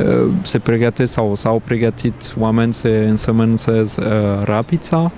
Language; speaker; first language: Romanian; non-native, fluent; French